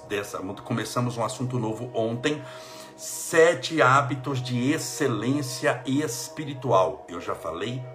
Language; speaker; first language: Portuguese; native; Portuguese